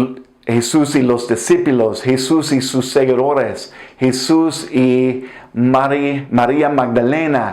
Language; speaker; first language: Spanish; non-native, fluent; English